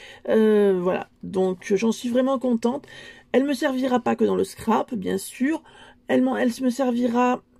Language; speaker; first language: French; native; French